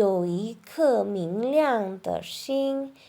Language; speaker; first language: Chinese; non-native, fluent; Indonesian